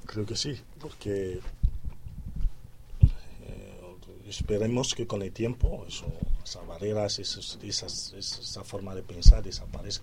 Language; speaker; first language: Spanish; non-native, fluent; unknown